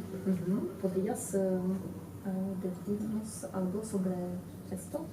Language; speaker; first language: Spanish; non-native, fluent; Czech